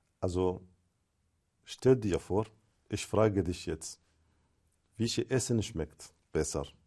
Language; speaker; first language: German; non-native, fluent; Arabic